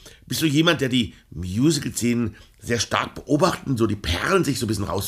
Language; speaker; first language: German; native; German